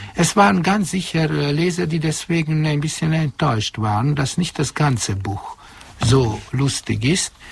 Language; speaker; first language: German; non-native, fluent; Hungarian